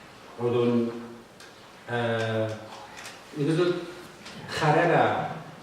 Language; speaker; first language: Basque; non-native, learner; English